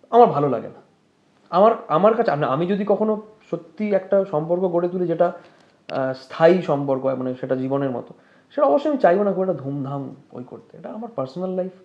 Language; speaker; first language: Bangla; native; Bangla